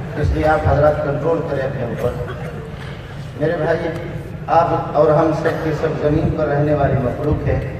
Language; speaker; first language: Urdu; non-native, local second language; Brahui